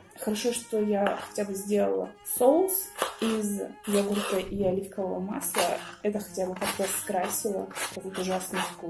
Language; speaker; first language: Russian; native; Russian